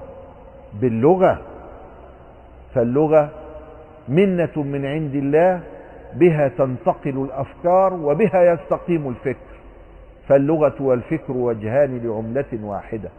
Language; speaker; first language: Arabic; native; Arabic